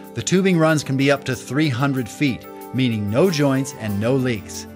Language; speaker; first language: English; native; English